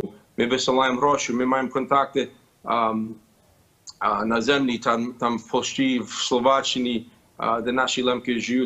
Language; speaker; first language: Ukrainian; early bilingual, heritage; Ukrainian